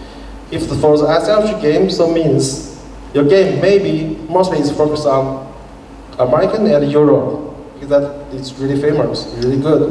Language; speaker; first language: English; non-native, fluent; Chinese